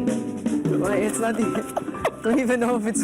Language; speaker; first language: English; non-native, local second language; Filipino